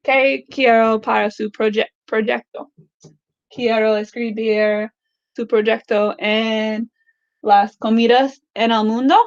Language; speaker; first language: Spanish; non-native, learner; English